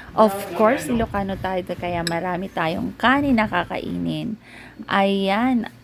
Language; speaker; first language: Filipino; non-native, local second language; Iloko